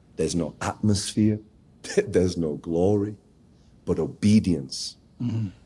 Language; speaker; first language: English; native; English